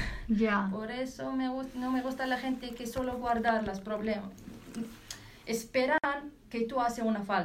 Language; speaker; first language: Spanish; non-native, learner; Arabic